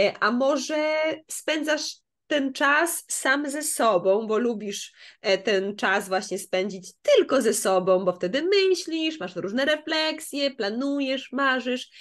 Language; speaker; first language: Polish; native; Polish